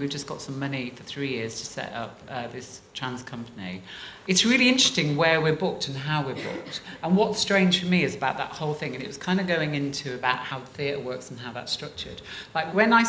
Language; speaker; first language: English; native; English